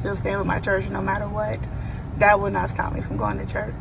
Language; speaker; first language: English; native; English